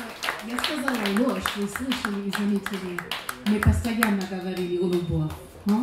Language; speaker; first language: Russian; non-native, learner; German